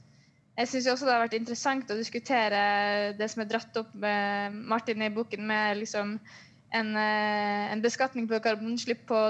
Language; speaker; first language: Norwegian; native; Norwegian